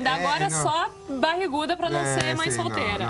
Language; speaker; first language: Portuguese; native; Portuguese